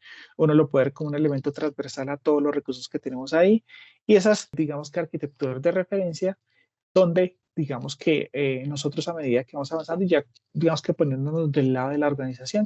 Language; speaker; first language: Spanish; native; Spanish